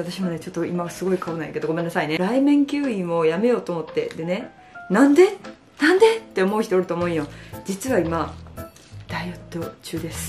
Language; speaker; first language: Japanese; native; Japanese